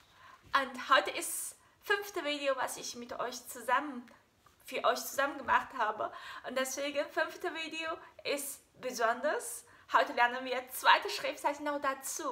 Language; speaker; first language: German; non-native, fluent; Chinese